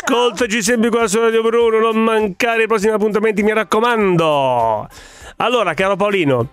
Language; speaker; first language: Italian; native; Italian